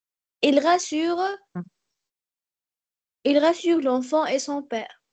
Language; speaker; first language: French; non-native, learner; Arabic